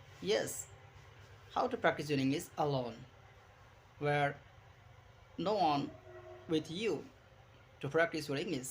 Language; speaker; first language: English; non-native, learner; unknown